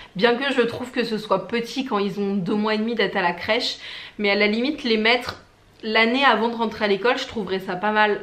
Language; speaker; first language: French; native; French